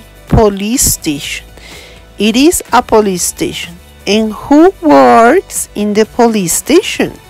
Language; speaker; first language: English; non-native, learner; Spanish